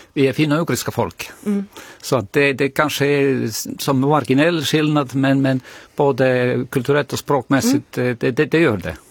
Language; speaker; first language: Swedish; non-native, fluent; Estonian